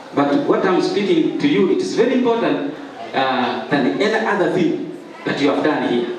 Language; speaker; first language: English; non-native, local second language; Swahili